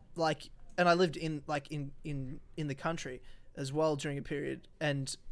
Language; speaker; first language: English; native; English